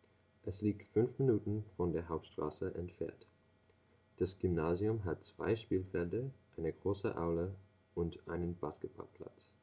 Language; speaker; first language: German; non-native, learner; English